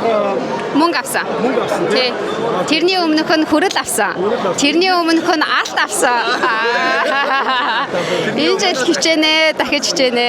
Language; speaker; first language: Mongolian; native; Mongolian